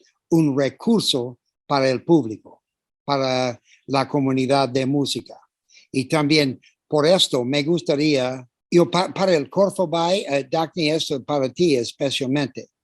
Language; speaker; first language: Spanish; non-native, fluent; English